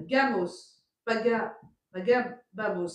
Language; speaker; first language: Spanish; non-native, learner; French